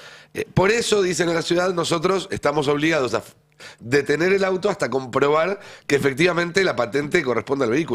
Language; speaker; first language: Spanish; native; Spanish